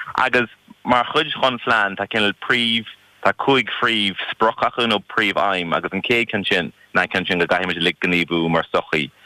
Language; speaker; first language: Irish; non-native, local second language; English